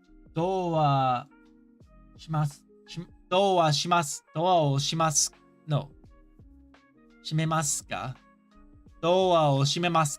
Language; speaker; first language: Japanese; non-native, learner; English